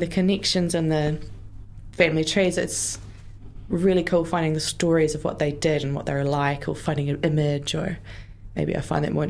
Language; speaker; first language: English; native; English